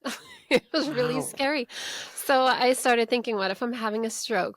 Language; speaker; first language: English; native; English